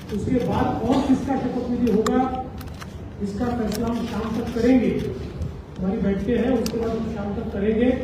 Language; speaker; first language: Hindi; non-native, local second language; Marathi